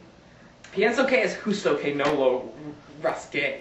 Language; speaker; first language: Spanish; non-native, learner; English